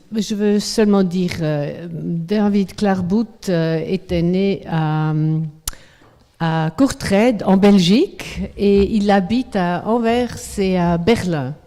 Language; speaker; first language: French; non-native, fluent; Swiss German